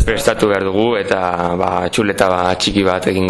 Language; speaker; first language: Basque; non-native, local second language; Spanish